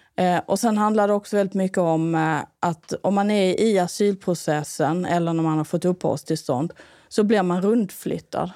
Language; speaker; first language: Swedish; native; Swedish